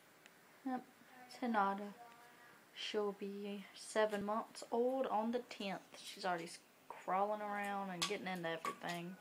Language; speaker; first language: English; native; English